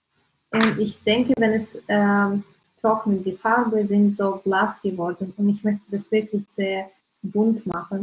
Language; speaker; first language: German; non-native, learner; Russian